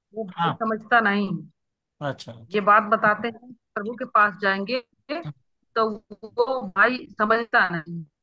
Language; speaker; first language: Hindi; non-native, local second language; Gujarati